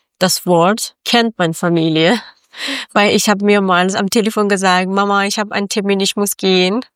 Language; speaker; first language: German; non-native, learner; Persian